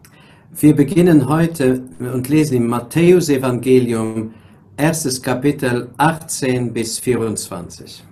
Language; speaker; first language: German; non-native, local second language; Luxembourgish